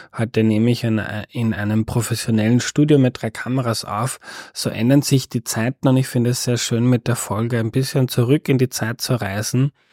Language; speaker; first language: German; native; German